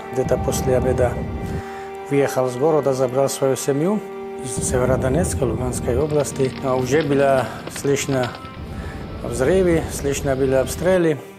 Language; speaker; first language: Russian; non-native, local second language; Georgian